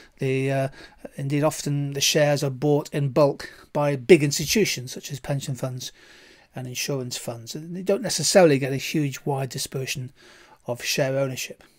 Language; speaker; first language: English; native; English